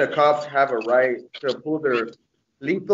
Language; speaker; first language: English; native; English